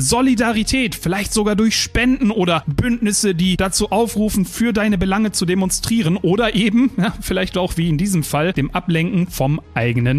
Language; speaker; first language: German; native; German